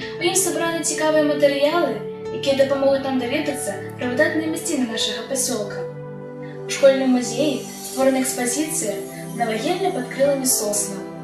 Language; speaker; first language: Belarusian; native; Belarusian